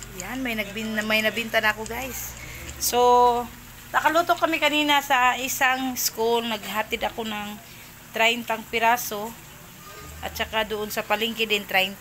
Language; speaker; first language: Filipino; non-native, local second language; Cebuano